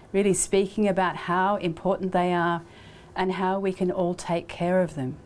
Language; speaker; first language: English; native; English